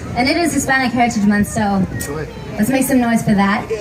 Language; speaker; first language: English; native; English